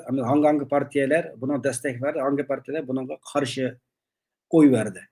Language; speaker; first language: Turkish; non-native, learner; Uyghur